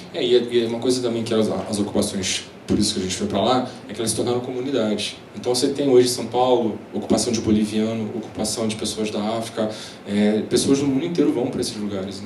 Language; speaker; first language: Portuguese; native; Portuguese